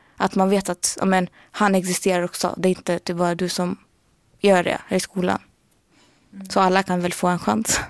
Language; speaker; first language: Swedish; non-native, learner; Albanian